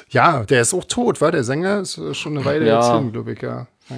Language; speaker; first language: German; native; German